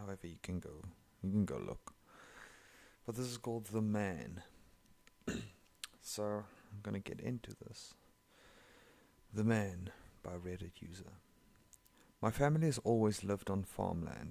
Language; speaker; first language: English; non-native, local second language; Afrikaans